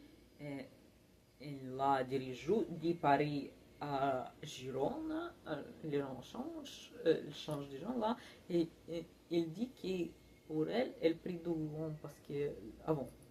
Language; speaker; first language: French; non-native, learner; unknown